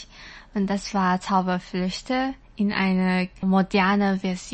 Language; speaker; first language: German; non-native, learner; Chinese